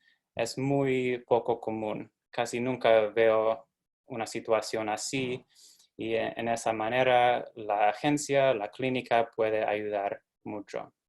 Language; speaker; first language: Spanish; non-native, fluent; English